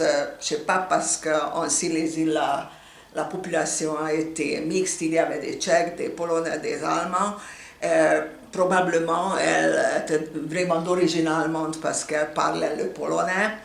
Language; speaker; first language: French; non-native, fluent; Hungarian